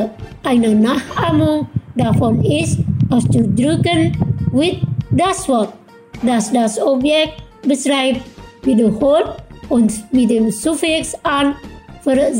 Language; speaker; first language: German; non-native, fluent; Indonesian